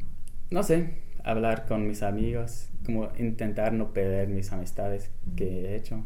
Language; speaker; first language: Spanish; non-native, fluent; English